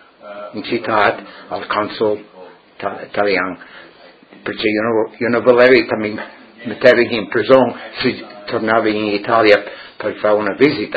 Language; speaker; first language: Italian; early bilingual, heritage; Friulian